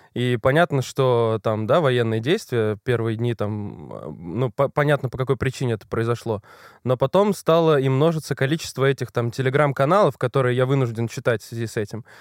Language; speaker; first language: Russian; native; Russian